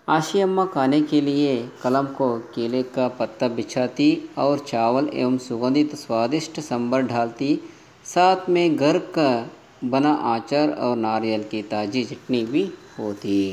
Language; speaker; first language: Hindi; non-native, local second language; Kannada